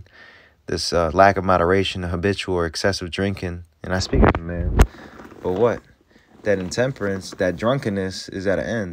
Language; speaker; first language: English; native; English